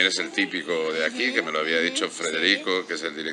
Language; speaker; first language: Spanish; native; Spanish